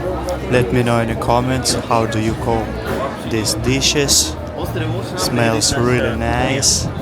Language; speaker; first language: English; non-native, fluent; Russian